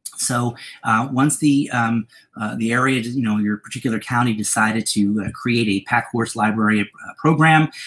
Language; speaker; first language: English; native; English